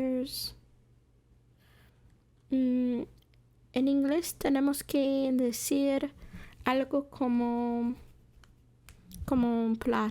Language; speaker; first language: Spanish; non-native, fluent; English